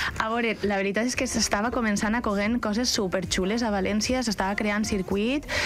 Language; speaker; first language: Catalan; native; Catalan